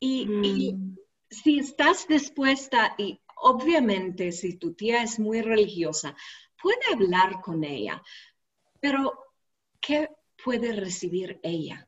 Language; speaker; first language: Spanish; non-native, learner; English